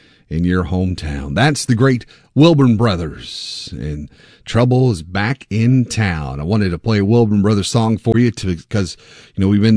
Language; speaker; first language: English; native; English